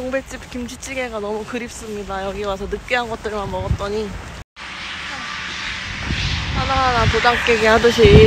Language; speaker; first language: Korean; native; Korean